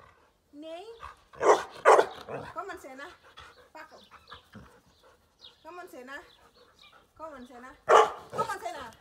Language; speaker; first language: Dutch; non-native, learner; Indonesian